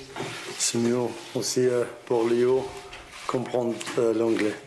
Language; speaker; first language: French; non-native, learner; Arabic